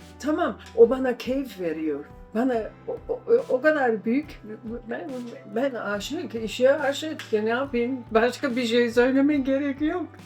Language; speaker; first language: Turkish; non-native, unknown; German